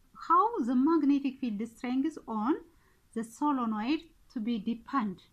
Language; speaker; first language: English; non-native, local second language; Amharic